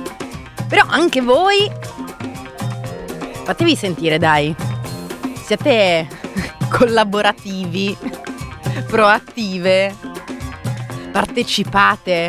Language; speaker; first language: Italian; native; Italian